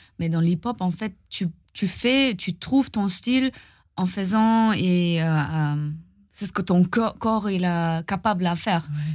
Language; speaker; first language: French; non-native, fluent; German